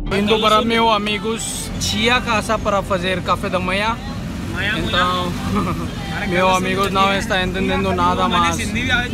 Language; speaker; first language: Portuguese; non-native, learner; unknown